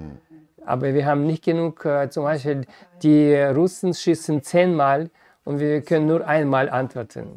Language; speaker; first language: German; non-native, fluent; Ukrainian